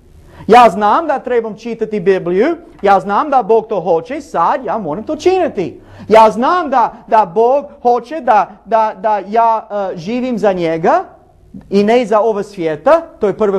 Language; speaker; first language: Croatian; non-native, learner; English